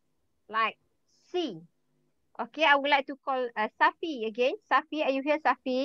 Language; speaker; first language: English; non-native, learner; Malay